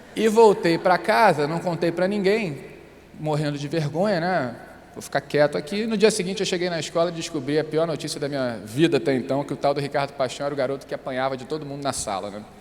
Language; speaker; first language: Portuguese; native; Portuguese